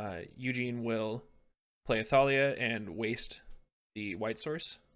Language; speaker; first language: English; native; English